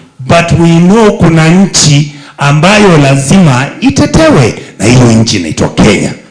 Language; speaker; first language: Swahili; non-native, local second language; Gusii